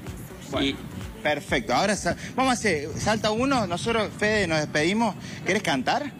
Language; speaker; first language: Spanish; native; Spanish